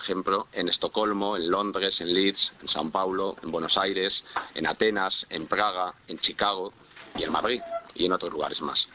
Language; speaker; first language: Spanish; native; Spanish